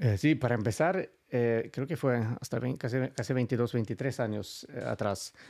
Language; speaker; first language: Spanish; non-native, fluent; Swedish